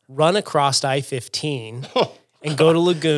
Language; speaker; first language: English; native; English